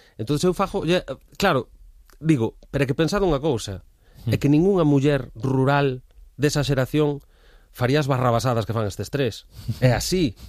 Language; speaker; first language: Galician; native; Galician